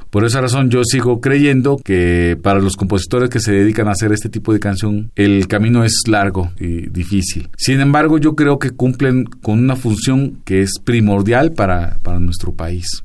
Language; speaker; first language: Spanish; native; Spanish